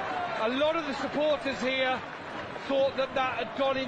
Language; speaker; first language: English; native; English